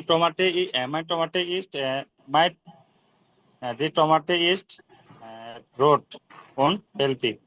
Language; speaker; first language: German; non-native, learner; Bangla